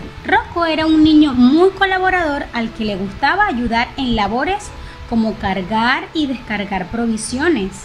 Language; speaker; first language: Spanish; native; Spanish